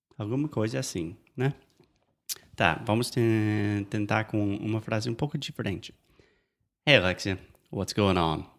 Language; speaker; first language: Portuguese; non-native, fluent; English